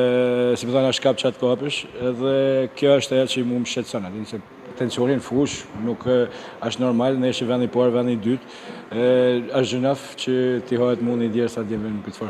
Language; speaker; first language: Albanian; native; Albanian